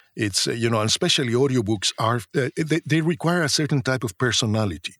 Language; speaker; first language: English; non-native, fluent; Spanish